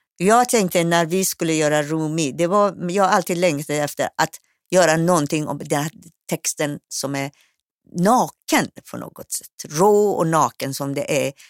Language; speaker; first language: Swedish; non-native, fluent; Persian